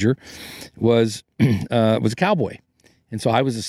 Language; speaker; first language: English; native; English